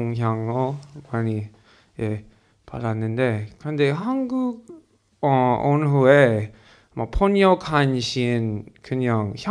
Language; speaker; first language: Korean; non-native, learner; English